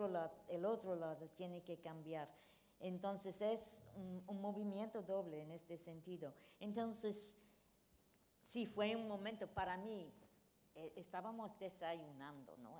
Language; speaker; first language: Spanish; non-native, fluent; English